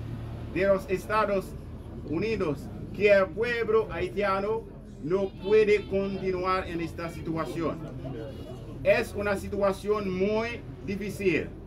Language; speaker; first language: Spanish; non-native, fluent; Haitian Creole